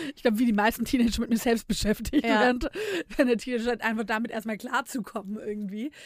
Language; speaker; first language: German; native; German